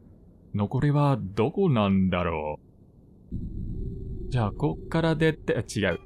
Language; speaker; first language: Japanese; non-native, fluent; English